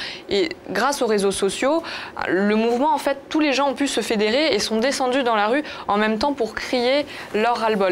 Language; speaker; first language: French; native; French